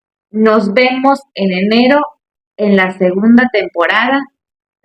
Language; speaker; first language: Spanish; native; Spanish